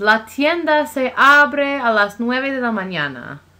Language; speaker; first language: Spanish; non-native, fluent; English